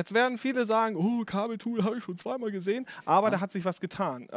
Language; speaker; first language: German; native; German